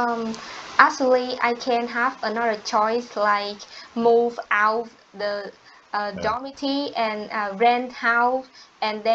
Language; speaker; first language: English; non-native, learner; Vietnamese